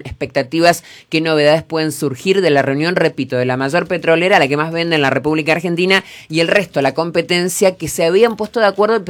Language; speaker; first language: Spanish; native; Spanish